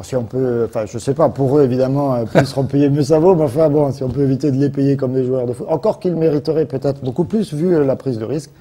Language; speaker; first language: French; native; French